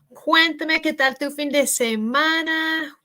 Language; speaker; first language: Spanish; non-native, fluent; English